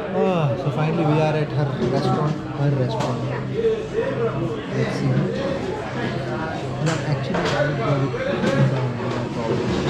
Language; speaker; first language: English; non-native, fluent; Hindi